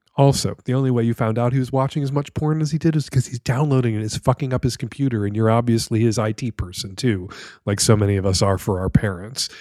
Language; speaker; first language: English; native; English